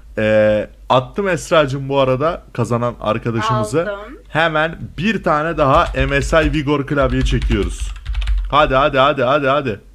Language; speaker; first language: Turkish; native; Turkish